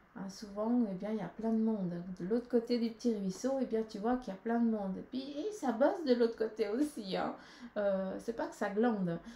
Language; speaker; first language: French; native; French